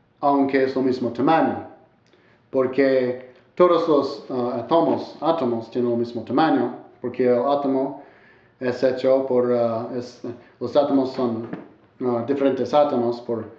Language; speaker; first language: Spanish; non-native, learner; English